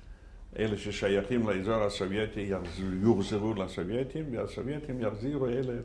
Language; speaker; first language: Hebrew; non-native, fluent; Yiddish